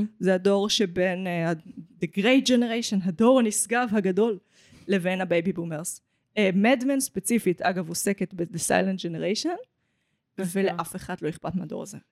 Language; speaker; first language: Hebrew; native; Hebrew